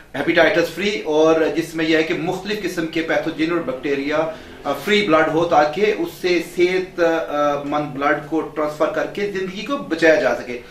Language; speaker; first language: Urdu; non-native, local second language; Pahari-Potwari